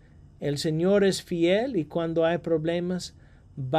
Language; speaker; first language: Spanish; non-native, fluent; English